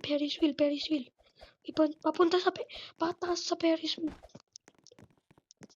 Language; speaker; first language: Filipino; native; Filipino